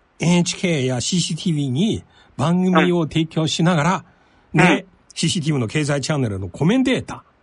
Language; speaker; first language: Japanese; non-native, fluent; Chinese